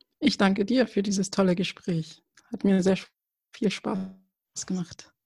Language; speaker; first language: German; early bilingual, other home language; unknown